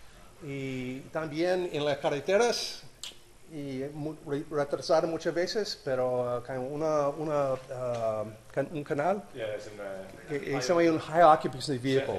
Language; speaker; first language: Spanish; non-native, learner; English